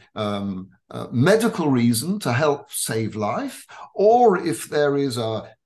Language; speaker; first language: English; native; English